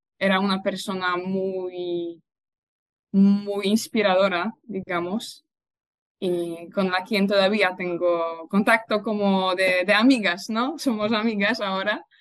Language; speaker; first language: Spanish; non-native, fluent; Polish